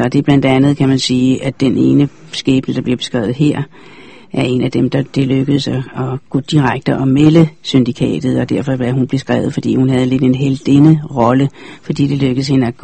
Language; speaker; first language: Danish; native; Danish